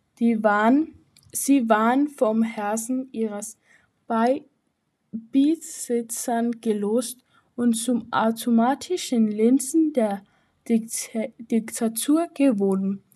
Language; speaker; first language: German; non-native, learner; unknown